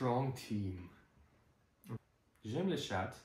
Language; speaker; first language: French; non-native, learner; English